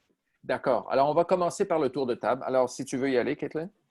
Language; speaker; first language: French; native; French